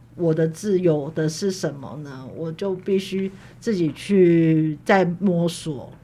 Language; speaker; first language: Chinese; native; Chinese